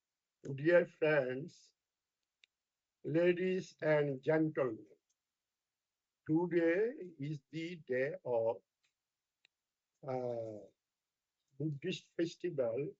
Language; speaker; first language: English; non-native, fluent; Bangla